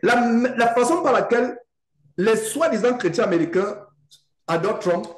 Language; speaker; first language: French; native; French